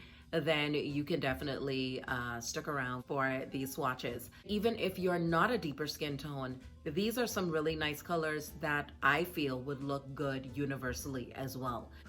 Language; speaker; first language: English; native; English